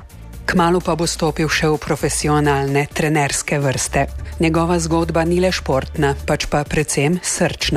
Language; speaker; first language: Slovenian; native; Slovenian